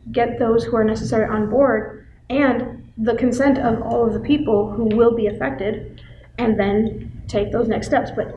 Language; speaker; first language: English; native; English